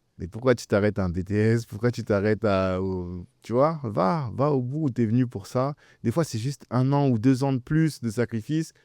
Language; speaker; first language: French; early bilingual, other home language; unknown